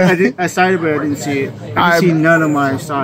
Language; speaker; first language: English; native; English